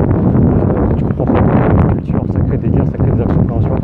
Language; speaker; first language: French; native; French